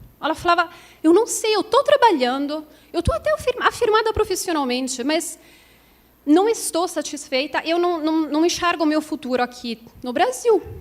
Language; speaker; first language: Portuguese; non-native, fluent; Italian